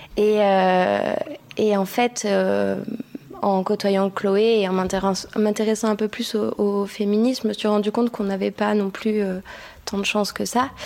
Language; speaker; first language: French; non-native, fluent; Spanish